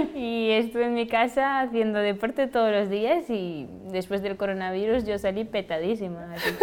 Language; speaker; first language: Spanish; non-native, fluent; Wolof